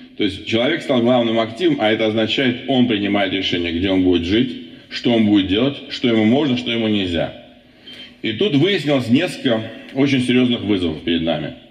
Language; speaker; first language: Russian; non-native, local second language; Armenian